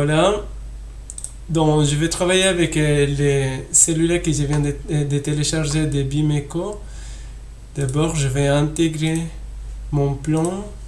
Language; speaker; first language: French; non-native, fluent; Spanish